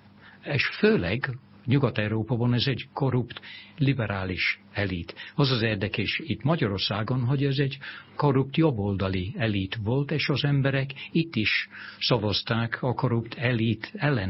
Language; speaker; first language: Hungarian; non-native, fluent; English